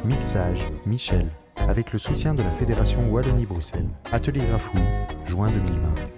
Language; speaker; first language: French; native; French